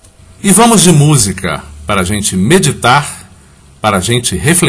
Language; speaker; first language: Portuguese; native; Portuguese